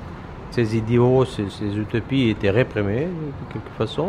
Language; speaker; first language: French; non-native, fluent; Russian